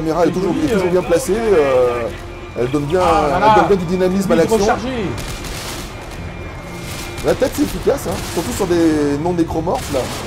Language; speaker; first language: French; native; French